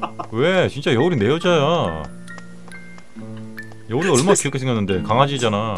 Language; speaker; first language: Korean; native; Korean